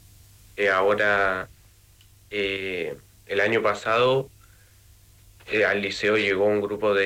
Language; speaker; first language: Spanish; native; Spanish